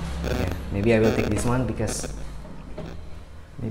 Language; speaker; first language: English; non-native, learner; Indonesian